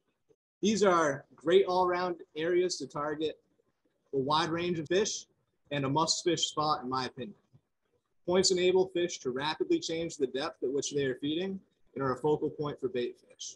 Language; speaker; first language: English; native; English